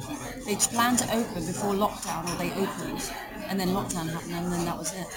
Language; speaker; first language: English; native; English